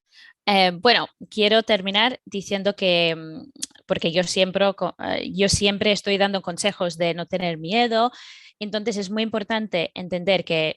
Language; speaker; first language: Spanish; non-native, fluent; English